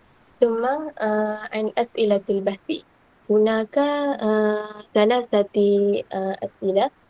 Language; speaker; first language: Arabic; non-native, learner; Malay